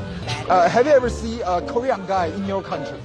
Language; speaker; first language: English; non-native, learner; Korean